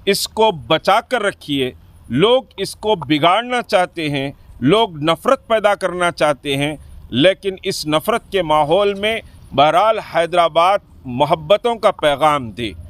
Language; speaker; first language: Hindi; non-native, local second language; Urdu